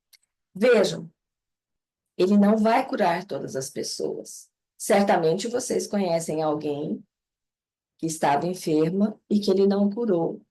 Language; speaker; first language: Portuguese; native; Portuguese